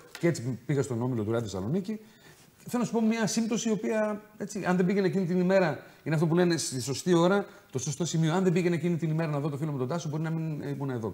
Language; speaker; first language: Greek; native; Greek